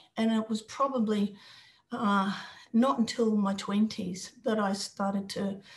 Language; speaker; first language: English; native; English